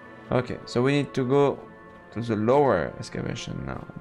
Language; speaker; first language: English; non-native, fluent; French